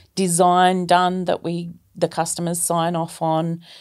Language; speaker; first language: English; native; English